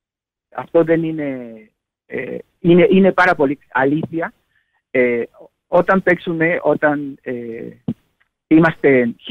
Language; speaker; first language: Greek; non-native, learner; Spanish